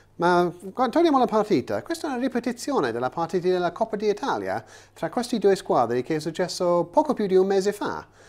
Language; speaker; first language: Italian; non-native, fluent; English